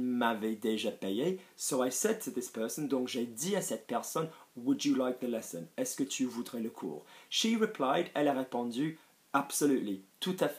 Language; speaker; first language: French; non-native, fluent; English